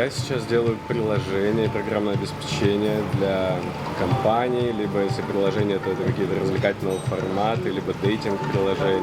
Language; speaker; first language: Russian; native; Russian